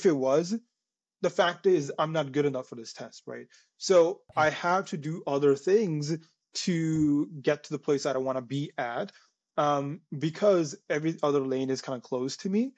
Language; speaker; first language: English; non-native, local second language; Punjabi